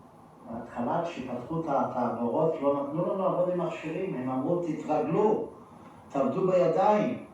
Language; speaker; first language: Hebrew; non-native, fluent; Yiddish